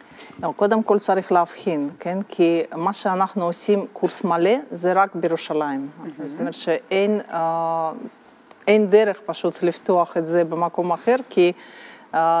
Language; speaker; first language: Hebrew; non-native, fluent; Russian